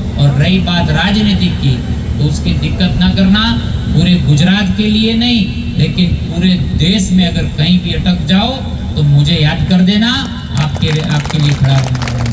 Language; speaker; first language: Hindi; non-native, local second language; Gujarati